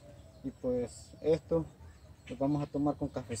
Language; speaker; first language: Spanish; native; Spanish